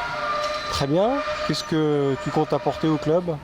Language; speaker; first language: French; native; French